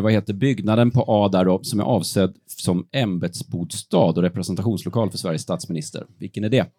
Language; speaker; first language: Swedish; native; Swedish